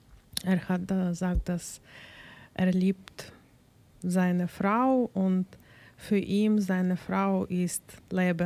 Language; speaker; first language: German; non-native, learner; Ukrainian